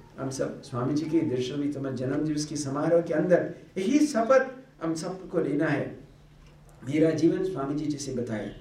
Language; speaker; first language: Hindi; non-native, local second language; Bangla